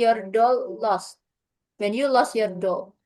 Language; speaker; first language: English; non-native, fluent; Indonesian